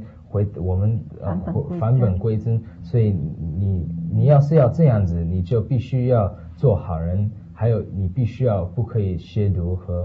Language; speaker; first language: Chinese; early bilingual, heritage; Chinese